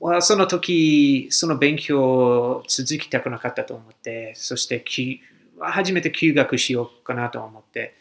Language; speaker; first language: Japanese; non-native, fluent; English